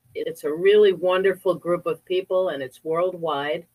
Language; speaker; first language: English; native; English